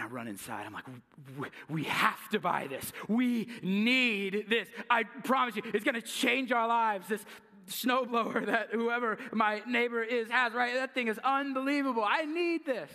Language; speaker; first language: English; native; English